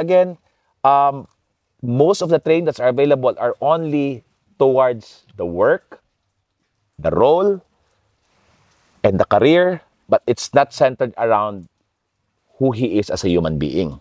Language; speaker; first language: English; non-native, local second language; Filipino